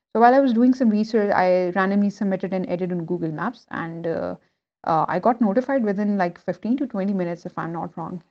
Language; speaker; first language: English; non-native, local second language; Urdu